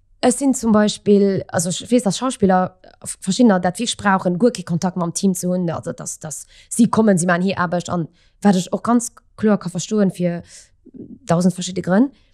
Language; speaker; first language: Luxembourgish; early bilingual, other home language; Portuguese